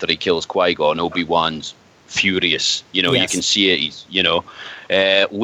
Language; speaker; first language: English; native; English